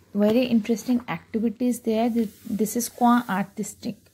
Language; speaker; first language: English; non-native, local second language; Hindi